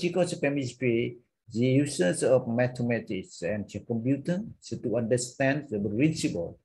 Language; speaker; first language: English; non-native, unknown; Vietnamese